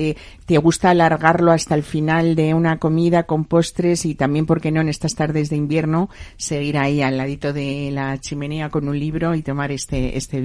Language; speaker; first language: Spanish; native; Spanish